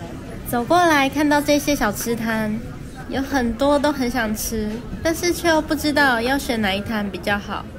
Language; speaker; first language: Chinese; native; Chinese